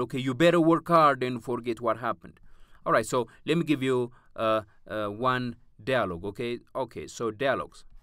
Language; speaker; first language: English; non-native, local second language; Amharic